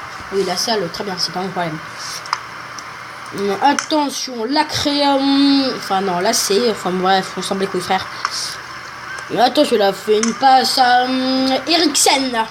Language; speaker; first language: French; native; French